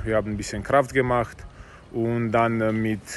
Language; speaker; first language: German; non-native, learner; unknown